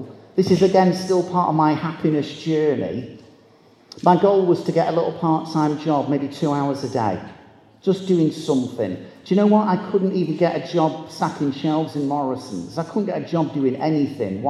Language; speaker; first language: English; native; English